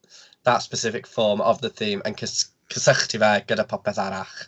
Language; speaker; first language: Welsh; non-native, local second language; English